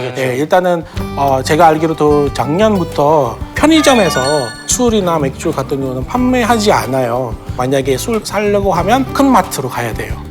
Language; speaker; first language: Korean; non-native, fluent; Indonesian